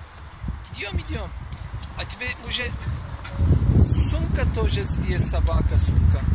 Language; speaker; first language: Russian; non-native, learner; Turkish